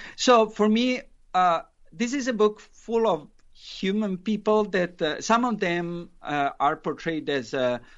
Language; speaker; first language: English; non-native, fluent; Italian